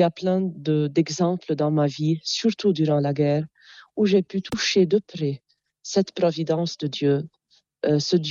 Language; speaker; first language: French; non-native, local second language; Arabic